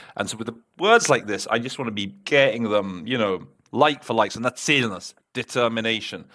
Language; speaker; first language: English; native; English